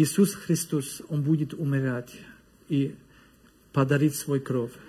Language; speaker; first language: Russian; non-native, learner; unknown